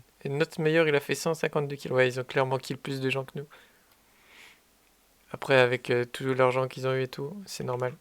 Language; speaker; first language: French; native; French